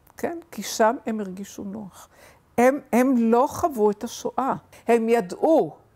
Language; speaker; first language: Hebrew; early bilingual, other home language; German